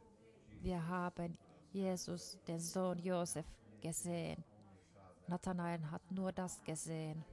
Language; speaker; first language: German; non-native, fluent; Finnish